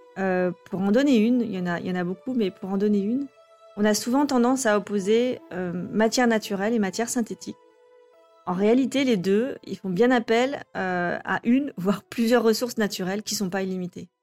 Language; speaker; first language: French; native; French